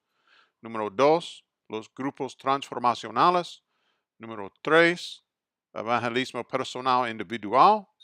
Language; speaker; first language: Spanish; non-native, fluent; English